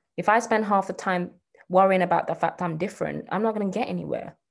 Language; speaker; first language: English; native; English